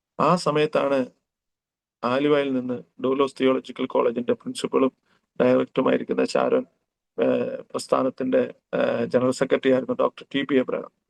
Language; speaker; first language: Malayalam; early bilingual, heritage; Malayalam